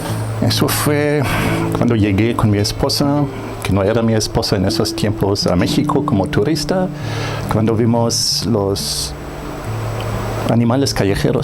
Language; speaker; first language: Spanish; non-native, fluent; German